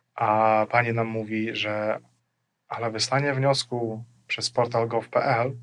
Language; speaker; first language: Polish; non-native, fluent; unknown